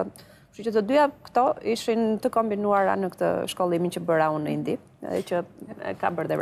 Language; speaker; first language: Albanian; native; Albanian